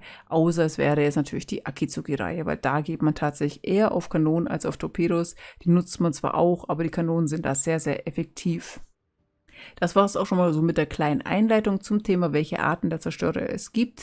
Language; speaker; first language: German; native; German